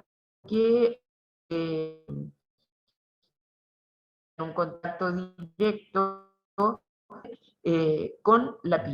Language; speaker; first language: Spanish; native; Spanish